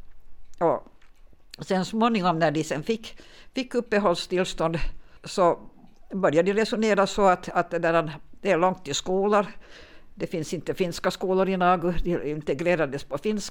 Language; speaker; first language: Swedish; native; Swedish